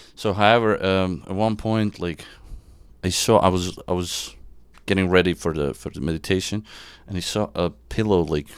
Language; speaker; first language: English; non-native, fluent; Serbian